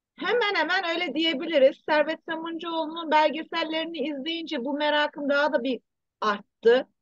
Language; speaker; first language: Turkish; early bilingual, heritage; Turkish